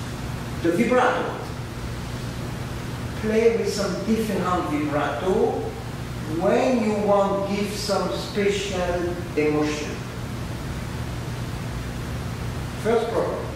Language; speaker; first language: English; non-native, learner; French